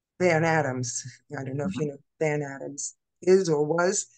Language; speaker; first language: English; native; English